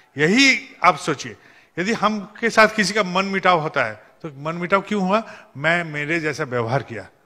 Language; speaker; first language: Hindi; non-native, local second language; Bangla